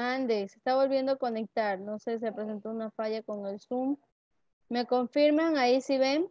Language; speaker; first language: Spanish; native; Spanish